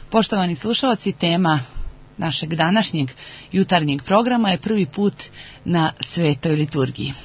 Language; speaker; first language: Serbian; native; Serbian